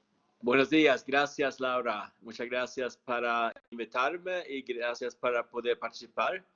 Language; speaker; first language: Spanish; non-native, fluent; Swedish